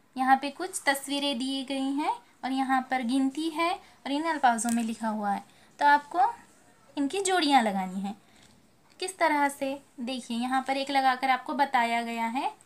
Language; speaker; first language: Hindi; native; Hindi